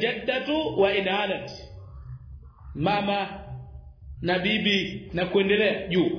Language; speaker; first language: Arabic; non-native, fluent; Swahili